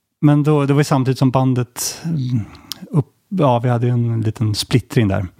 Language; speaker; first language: Swedish; native; Swedish